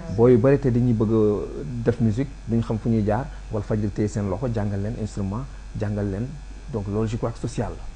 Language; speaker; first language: Wolof; non-native, local second language; Fula